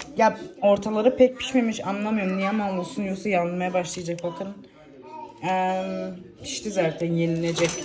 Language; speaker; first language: Turkish; early bilingual, heritage; Turkish